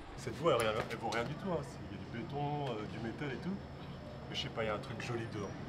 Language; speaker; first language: French; early bilingual, other home language; Chinese